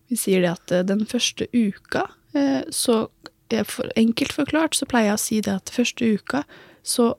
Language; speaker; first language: Norwegian; native; Norwegian